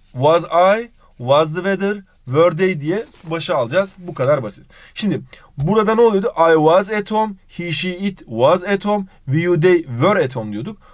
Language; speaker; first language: English; non-native, fluent; Turkish